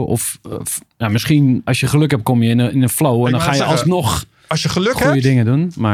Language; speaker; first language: Dutch; native; Dutch